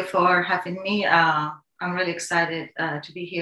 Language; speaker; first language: English; non-native, fluent; Arabic